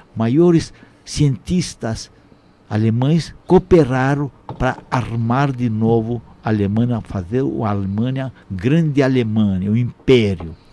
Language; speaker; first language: Portuguese; non-native, fluent; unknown